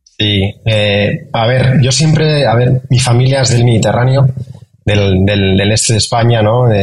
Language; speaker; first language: Spanish; native; Spanish